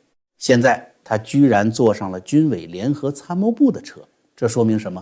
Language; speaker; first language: Chinese; native; Chinese